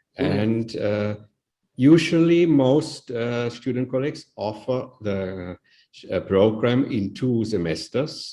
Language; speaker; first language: English; non-native, fluent; Indonesian